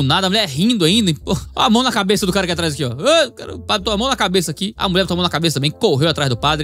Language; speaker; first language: Portuguese; native; Portuguese